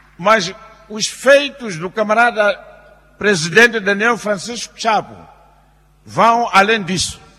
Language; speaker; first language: Portuguese; non-native, local second language; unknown